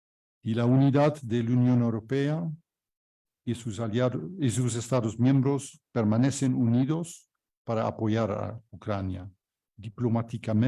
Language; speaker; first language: Spanish; non-native, fluent; Dutch